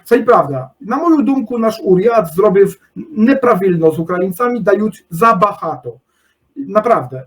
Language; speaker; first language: Polish; non-native, learner; Ukrainian